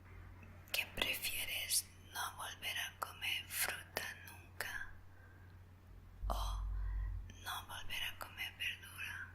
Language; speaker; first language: Spanish; non-native, fluent; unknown